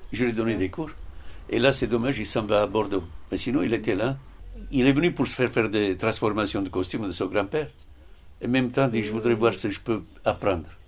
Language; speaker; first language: French; non-native, fluent; Italian